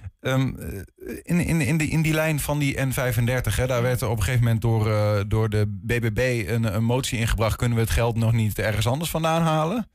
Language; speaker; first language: Dutch; native; Dutch